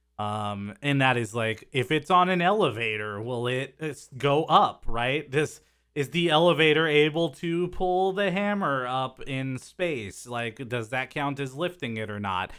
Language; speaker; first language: English; native; English